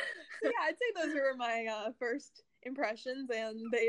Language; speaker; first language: English; native; English